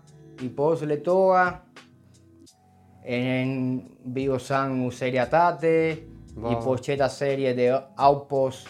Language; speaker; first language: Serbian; non-native, learner; Spanish